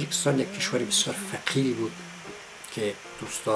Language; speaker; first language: Persian; native; Persian